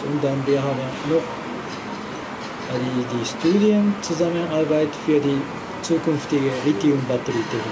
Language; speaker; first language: German; non-native, learner; Japanese